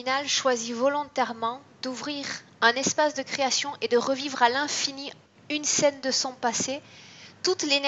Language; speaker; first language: French; native; French